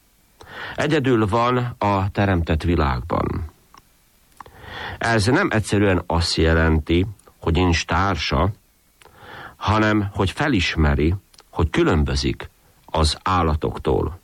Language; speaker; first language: Hungarian; native; Hungarian